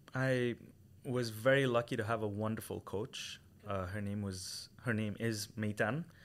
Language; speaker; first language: English; non-native, local second language; Tamil